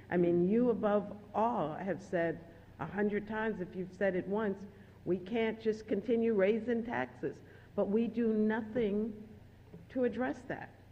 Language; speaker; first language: English; native; English